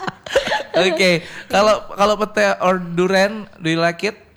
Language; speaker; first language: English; non-native, learner; Indonesian